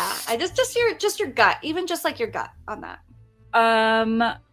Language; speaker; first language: English; native; English